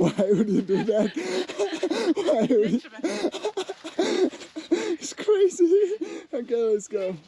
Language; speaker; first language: English; non-native, fluent; Nepali